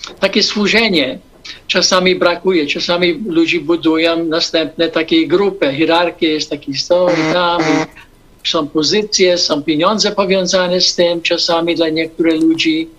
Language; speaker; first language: Polish; early bilingual, heritage; English